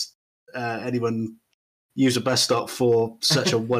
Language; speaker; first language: English; native; English